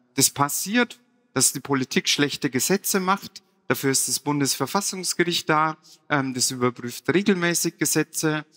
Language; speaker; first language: German; native; German